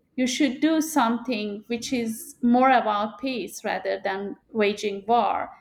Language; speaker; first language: English; non-native, fluent; Persian